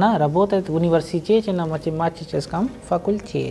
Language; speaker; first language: Russian; non-native, fluent; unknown